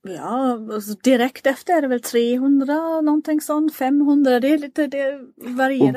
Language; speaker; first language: Swedish; non-native, fluent; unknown